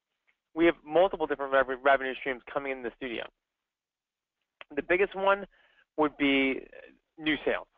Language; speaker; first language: English; native; English